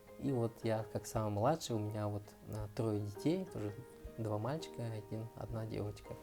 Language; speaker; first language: Russian; early bilingual, other home language; Tajik